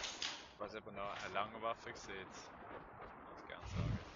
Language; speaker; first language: German; native; German